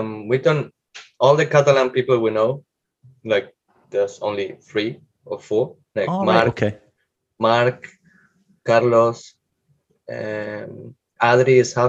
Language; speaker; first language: English; non-native, fluent; German